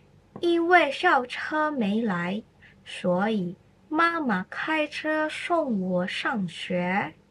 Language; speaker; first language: Chinese; non-native, fluent; Indonesian